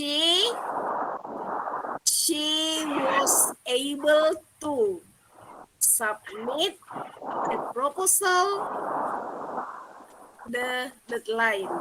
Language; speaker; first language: English; non-native, learner; Indonesian